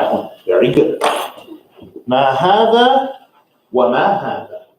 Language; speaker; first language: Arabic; non-native, fluent; English